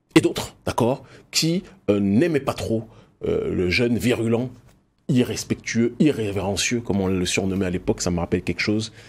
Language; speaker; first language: French; native; French